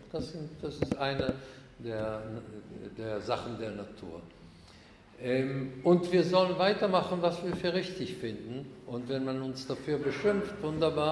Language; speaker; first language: German; non-native, fluent; Hebrew